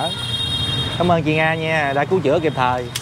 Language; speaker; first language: Vietnamese; native; Vietnamese